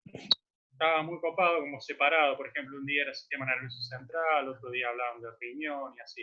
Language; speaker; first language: Spanish; native; Spanish